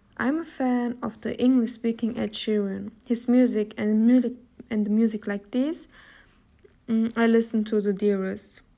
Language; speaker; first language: English; non-native, learner; German